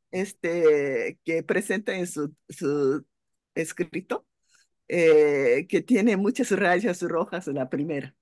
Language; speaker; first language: Spanish; non-native, fluent; Japanese